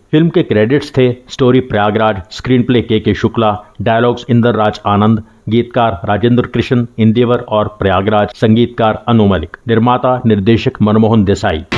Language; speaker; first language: Hindi; native; Hindi